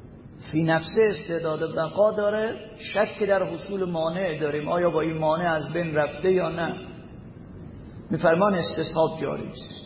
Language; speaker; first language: Persian; native; Persian